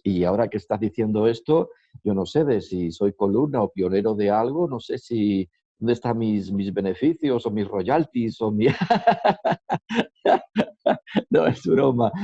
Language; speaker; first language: Spanish; native; Spanish